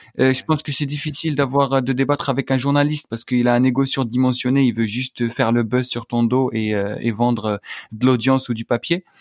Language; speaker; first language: French; non-native, local second language; Arabic